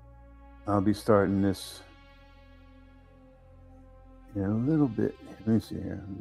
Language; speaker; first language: English; native; English